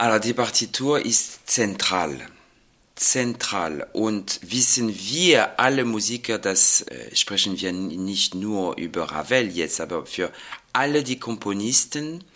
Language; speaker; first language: German; non-native, fluent; French